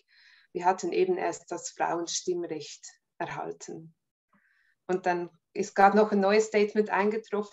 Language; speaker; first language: German; native; German